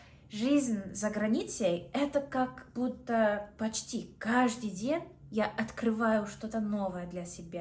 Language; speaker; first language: Russian; non-native, fluent; English